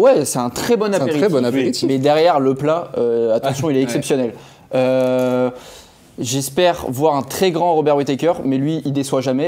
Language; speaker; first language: French; native; French